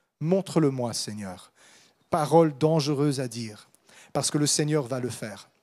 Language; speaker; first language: French; native; French